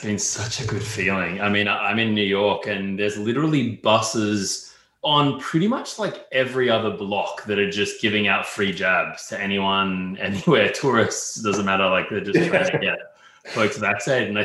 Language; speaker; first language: English; native; English